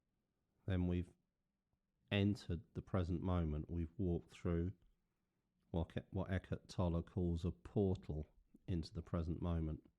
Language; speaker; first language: English; native; English